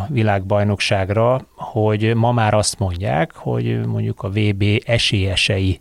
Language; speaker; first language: Hungarian; native; Hungarian